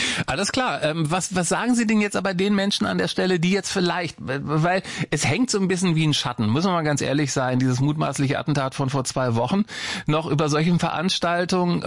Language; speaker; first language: German; native; German